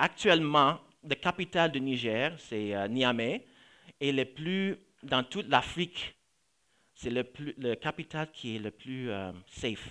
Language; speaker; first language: French; non-native, fluent; English